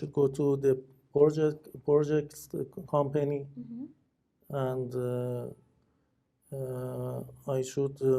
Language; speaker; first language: English; non-native, learner; Persian